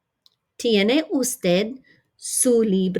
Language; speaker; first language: Spanish; non-native, fluent; English